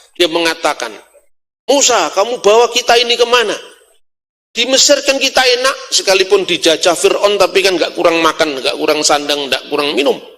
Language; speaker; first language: Indonesian; non-native, local second language; Javanese